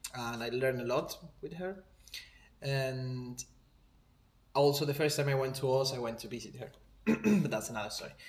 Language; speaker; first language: English; non-native, fluent; Spanish